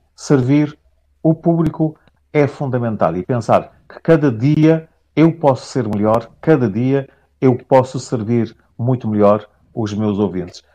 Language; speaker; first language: Portuguese; non-native, local second language; Kabuverdianu